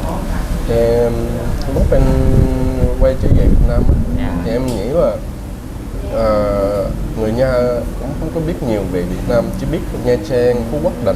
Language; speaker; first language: Vietnamese; early bilingual, heritage; Vietnamese